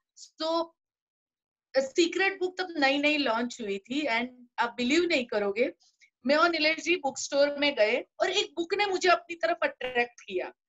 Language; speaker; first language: Hindi; non-native, local second language; Gujarati